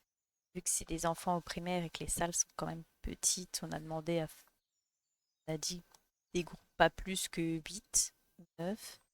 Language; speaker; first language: French; native; French